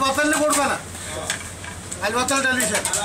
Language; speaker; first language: Arabic; non-native, learner; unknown